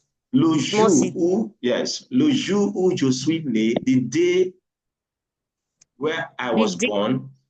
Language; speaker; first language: French; non-native, learner; English